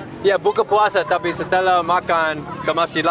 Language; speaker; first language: Indonesian; non-native, learner; English